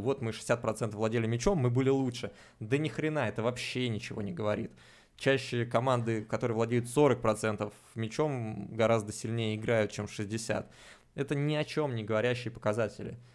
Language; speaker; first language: Russian; native; Russian